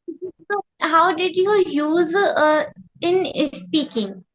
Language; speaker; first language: English; non-native, learner; Hindi